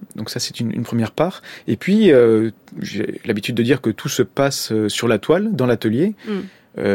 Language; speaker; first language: French; native; French